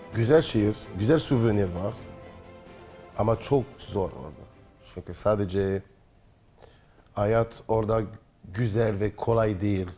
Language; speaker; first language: Turkish; non-native, learner; French